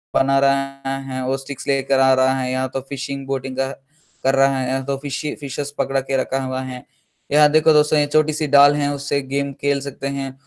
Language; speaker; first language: Hindi; non-native, local second language; Telugu